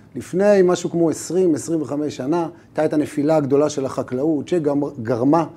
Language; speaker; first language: Hebrew; native; Hebrew